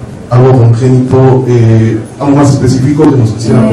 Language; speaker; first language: Spanish; native; Spanish